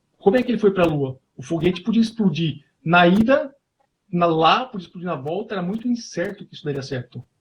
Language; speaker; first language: Portuguese; native; Portuguese